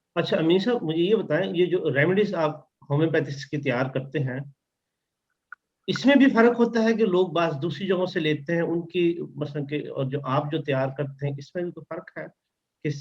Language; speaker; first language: Urdu; native; Urdu